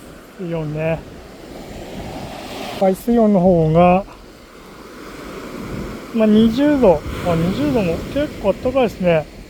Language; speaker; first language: Japanese; native; Japanese